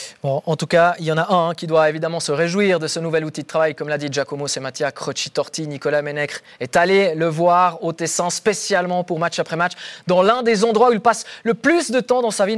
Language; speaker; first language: French; native; French